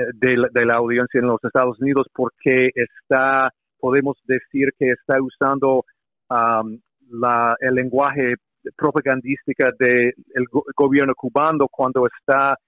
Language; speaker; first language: Spanish; non-native, fluent; English